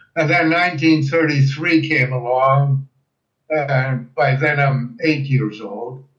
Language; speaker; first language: English; early bilingual, other home language; German